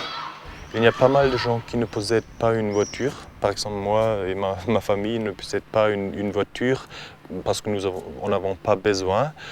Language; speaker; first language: French; non-native, learner; German